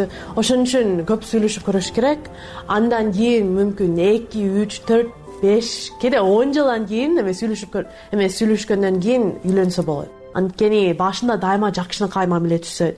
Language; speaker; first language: Kyrgyz; non-native, learner; English